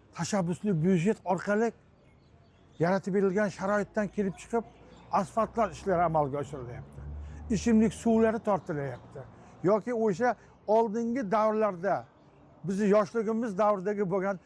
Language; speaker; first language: Uzbek; native; Uzbek